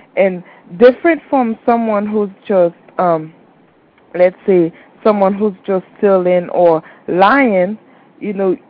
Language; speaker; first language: English; non-native, fluent; Haitian Creole